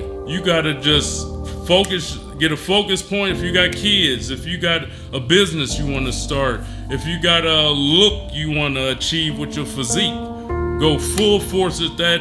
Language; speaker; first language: English; native; English